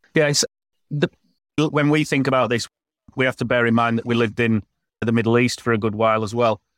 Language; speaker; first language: English; native; English